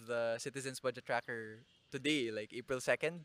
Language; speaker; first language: English; non-native, local second language; Bikol